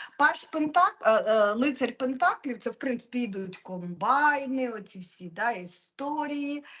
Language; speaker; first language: Ukrainian; non-native, local second language; Russian